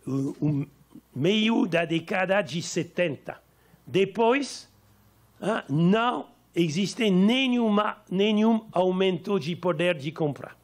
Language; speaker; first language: Portuguese; non-native, learner; French